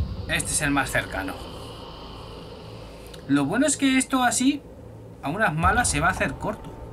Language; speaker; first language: Spanish; native; Spanish